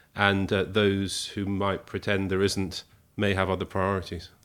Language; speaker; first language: English; native; English